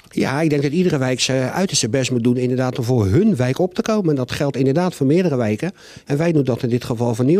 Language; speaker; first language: Dutch; native; Dutch